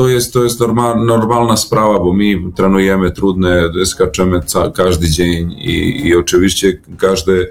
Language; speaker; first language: Polish; non-native, learner; Serbian